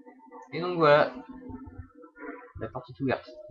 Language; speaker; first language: French; native; French